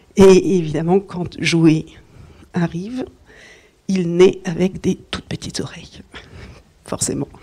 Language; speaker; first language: French; native; French